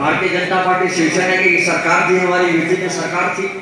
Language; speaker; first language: Hindi; non-native, local second language; Marathi